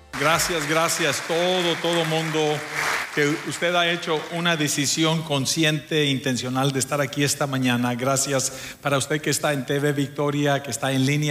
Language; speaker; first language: Spanish; early bilingual, heritage; Spanish